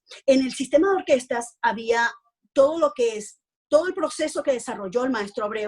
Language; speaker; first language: Spanish; native; Spanish